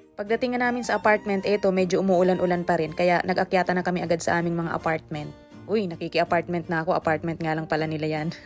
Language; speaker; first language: Filipino; native; Filipino